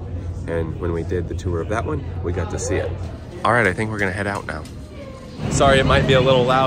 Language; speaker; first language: English; native; English